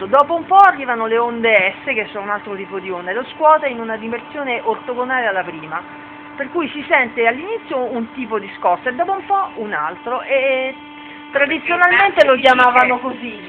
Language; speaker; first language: Italian; native; Italian